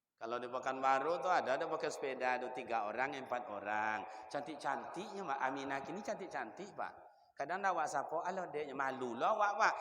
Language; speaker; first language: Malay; non-native, local second language; Minangkabau